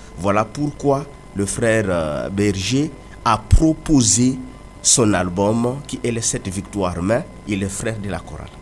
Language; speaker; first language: French; non-native, local second language; Kongo